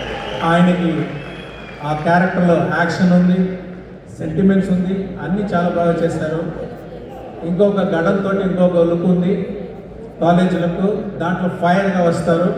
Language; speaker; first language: Telugu; non-native, local second language; Tamil